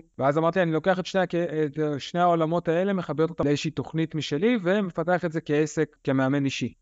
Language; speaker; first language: Hebrew; early bilingual, other home language; Russian